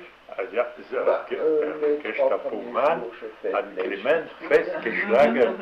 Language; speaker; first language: German; non-native, learner; French